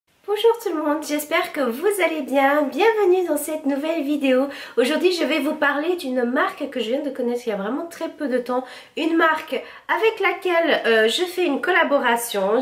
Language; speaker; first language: French; native; French